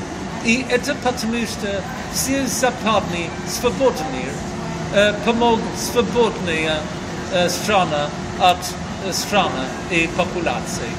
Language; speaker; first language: Russian; non-native, learner; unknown